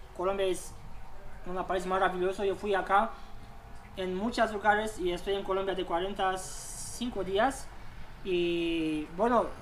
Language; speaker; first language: Spanish; non-native, learner; Romanian